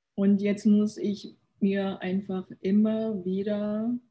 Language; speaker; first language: German; early bilingual, other home language; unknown